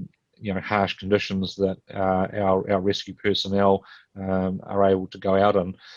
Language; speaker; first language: English; native; English